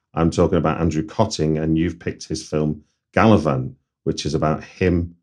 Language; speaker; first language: English; native; English